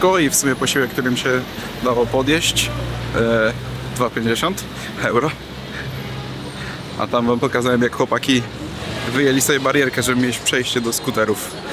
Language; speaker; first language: Polish; native; Polish